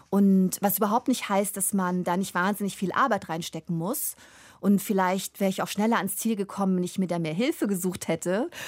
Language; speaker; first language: German; native; German